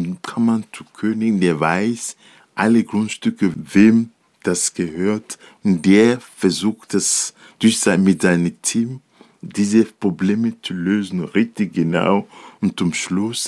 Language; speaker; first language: German; non-native, learner; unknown